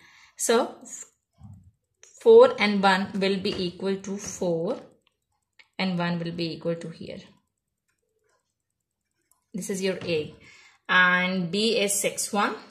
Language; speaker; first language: English; non-native, local second language; Urdu